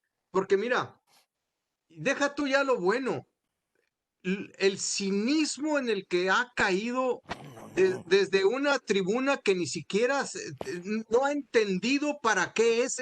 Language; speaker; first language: Spanish; native; Spanish